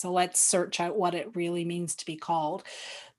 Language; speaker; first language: English; native; English